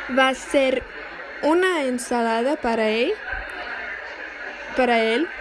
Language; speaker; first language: Spanish; non-native, learner; Portuguese